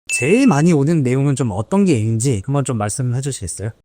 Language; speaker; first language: Korean; native; Korean